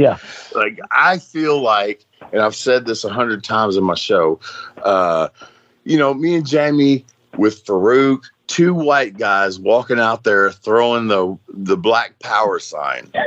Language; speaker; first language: English; native; English